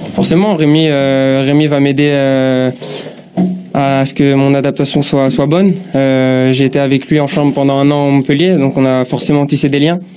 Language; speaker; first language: French; native; French